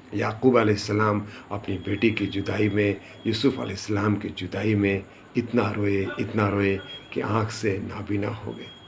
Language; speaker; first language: Urdu; native; Urdu